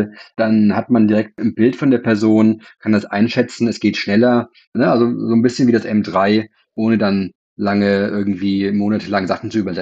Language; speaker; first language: German; native; German